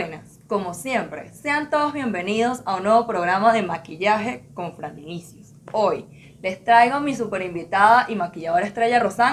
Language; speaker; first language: Spanish; native; Spanish